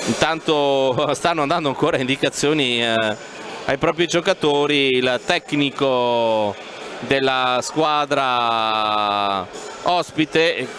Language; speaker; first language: Italian; native; Italian